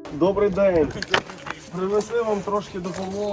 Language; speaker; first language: Ukrainian; native; Ukrainian